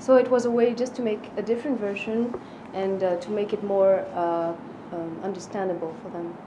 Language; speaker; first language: English; non-native, fluent; French